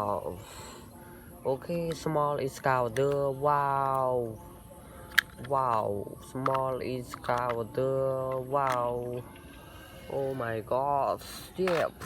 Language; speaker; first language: English; non-native, learner; Vietnamese